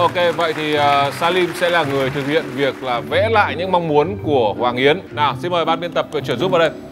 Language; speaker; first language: Vietnamese; native; Vietnamese